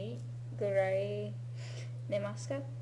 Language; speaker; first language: Japanese; non-native, learner; English